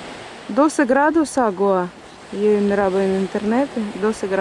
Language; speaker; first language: Spanish; non-native, learner; Russian